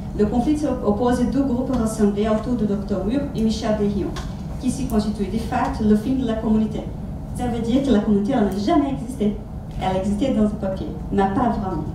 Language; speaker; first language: French; non-native, fluent; Portuguese